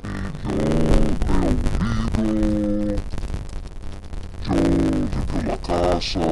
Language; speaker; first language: Spanish; non-native, fluent; English